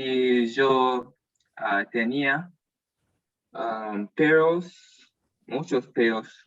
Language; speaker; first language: Spanish; non-native, learner; English